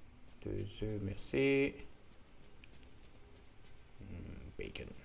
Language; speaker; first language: French; native; French